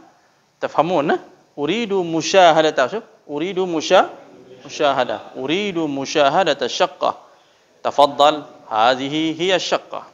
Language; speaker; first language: Arabic; non-native, fluent; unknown